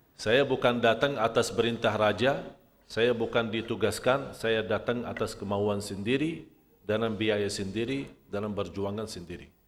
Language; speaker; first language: Malay; non-native, fluent; Arabic